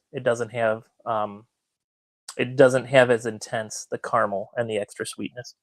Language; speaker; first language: English; native; English